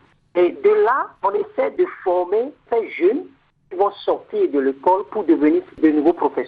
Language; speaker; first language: French; non-native, fluent; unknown